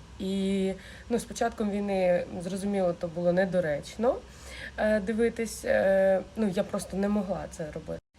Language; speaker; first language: Ukrainian; non-native, local second language; Russian